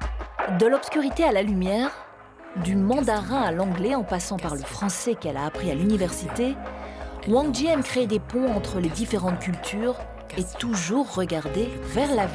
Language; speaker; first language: French; native; French